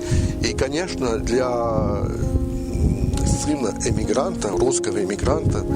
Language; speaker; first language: Russian; early bilingual, heritage; Russian